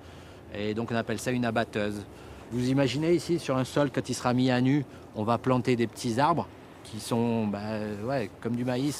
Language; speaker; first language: French; native; French